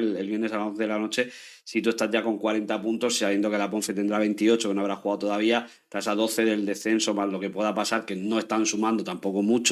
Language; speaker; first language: Spanish; native; Spanish